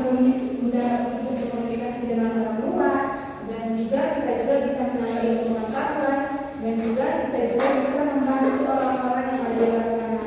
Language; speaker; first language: Indonesian; native; Indonesian